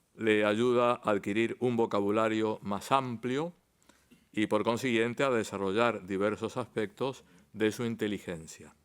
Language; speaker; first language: Spanish; native; Spanish